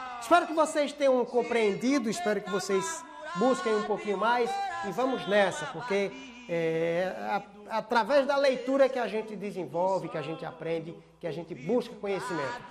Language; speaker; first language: Portuguese; native; Portuguese